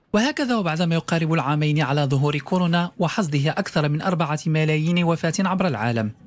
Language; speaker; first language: Arabic; native; Arabic